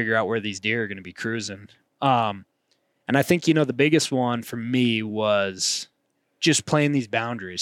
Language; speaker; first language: English; native; English